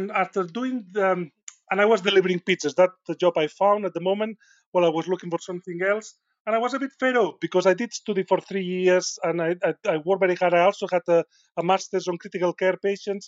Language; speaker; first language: English; non-native, fluent; Spanish